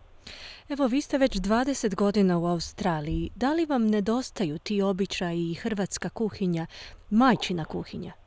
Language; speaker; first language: Croatian; native; Croatian